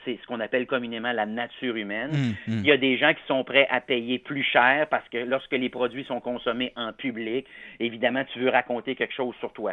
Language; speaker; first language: French; native; French